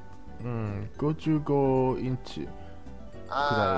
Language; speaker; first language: Japanese; non-native, learner; Chinese